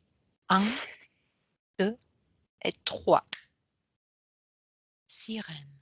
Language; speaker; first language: French; non-native, fluent; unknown